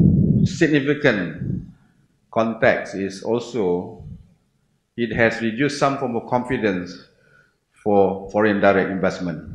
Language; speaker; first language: English; non-native, local second language; Malay